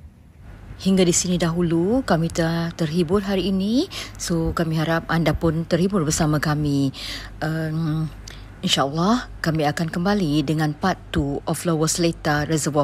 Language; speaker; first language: Malay; native; Malay